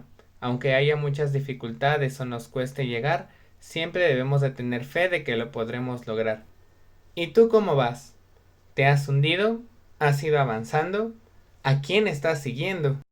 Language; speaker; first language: Spanish; native; Spanish